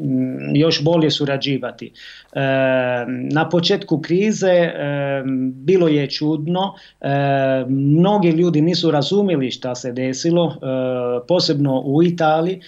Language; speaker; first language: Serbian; non-native, fluent; Italian